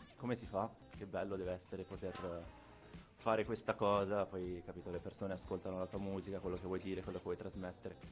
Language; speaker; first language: Italian; native; Italian